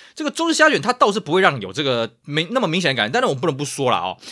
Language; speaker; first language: Chinese; native; Chinese